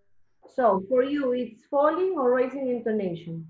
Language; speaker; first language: English; non-native, learner; Spanish